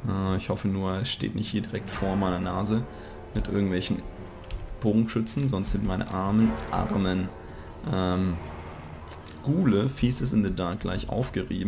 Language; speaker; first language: German; native; German